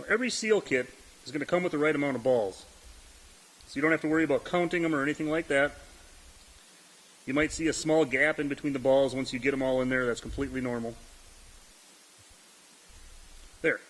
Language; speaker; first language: English; native; English